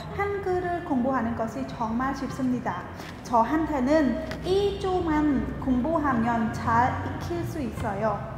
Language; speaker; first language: Korean; non-native, fluent; Khmer